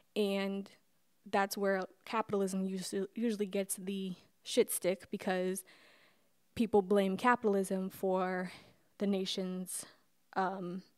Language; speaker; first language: English; native; English